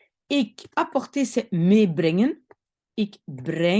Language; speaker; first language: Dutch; non-native, fluent; French